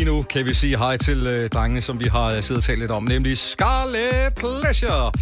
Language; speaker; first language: Danish; native; Danish